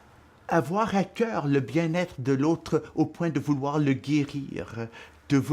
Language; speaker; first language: French; native; French